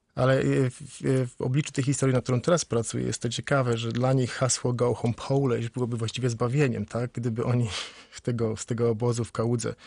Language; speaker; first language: Polish; native; Polish